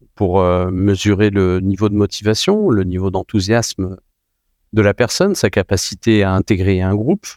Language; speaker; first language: French; native; French